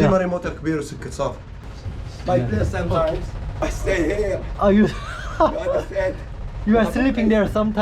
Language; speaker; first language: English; non-native, learner; Arabic